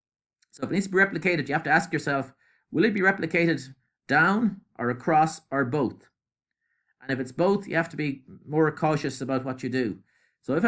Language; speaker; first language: English; native; English